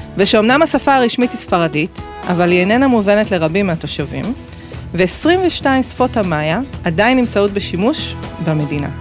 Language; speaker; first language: Hebrew; native; Hebrew